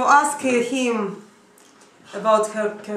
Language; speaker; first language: English; non-native, learner; Russian